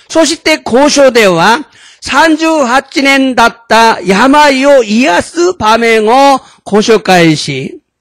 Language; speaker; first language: Japanese; non-native, fluent; Korean